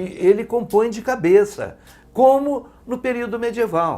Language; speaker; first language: Portuguese; native; Portuguese